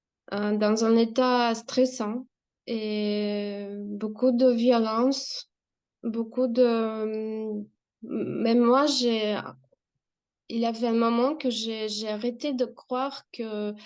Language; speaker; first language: French; non-native, fluent; Russian